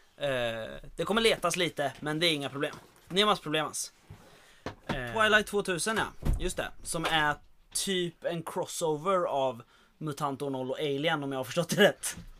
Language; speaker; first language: Swedish; native; Swedish